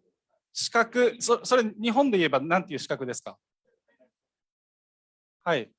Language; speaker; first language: Japanese; native; Japanese